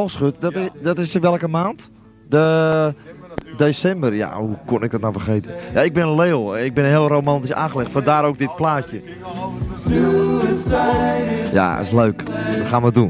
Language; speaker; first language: Dutch; native; Dutch